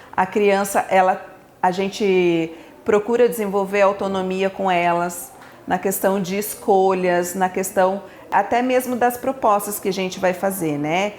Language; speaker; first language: Portuguese; native; Portuguese